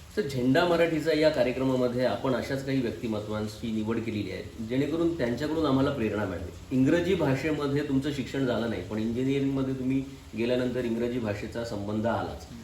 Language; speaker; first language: Marathi; native; Marathi